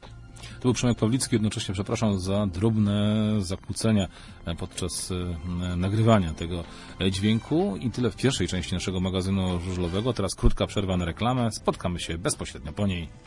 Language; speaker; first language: Polish; native; Polish